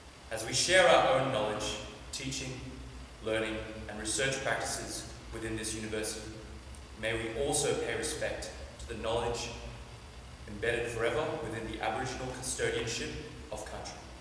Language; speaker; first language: English; native; English